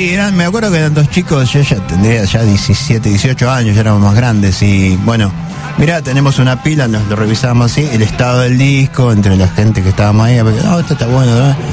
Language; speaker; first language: Spanish; native; Spanish